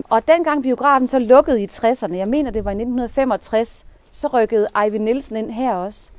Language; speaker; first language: Danish; native; Danish